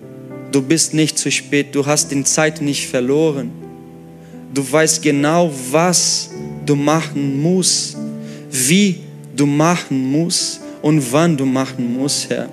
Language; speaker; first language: German; non-native, fluent; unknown